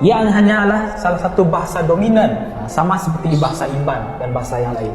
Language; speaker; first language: Malay; native; Malay